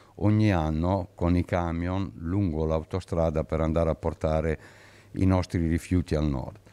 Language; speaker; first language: Italian; native; Italian